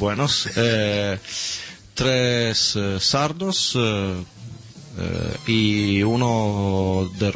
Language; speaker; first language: Spanish; non-native, learner; Italian